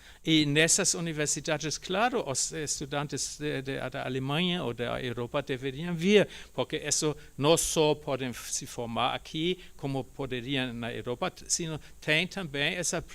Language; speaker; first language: Portuguese; non-native, fluent; German